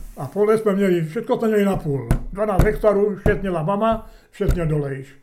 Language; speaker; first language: Czech; early bilingual, heritage; Czech